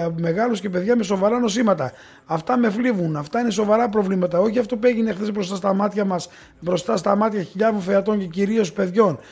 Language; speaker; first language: Greek; native; Greek